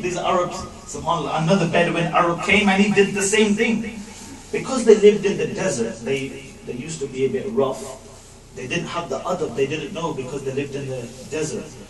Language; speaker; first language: English; early bilingual, other home language; Punjabi